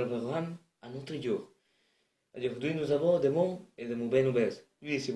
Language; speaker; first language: French; non-native, learner; Spanish